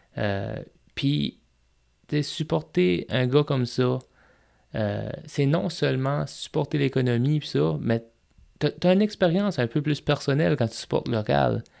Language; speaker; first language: French; native; French